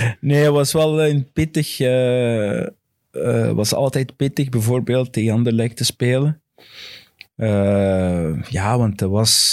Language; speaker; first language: Dutch; non-native, fluent; Portuguese